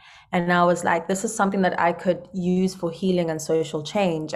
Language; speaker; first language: English; non-native, local second language; Zulu